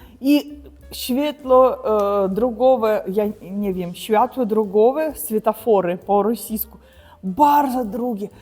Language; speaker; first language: Polish; non-native, learner; Russian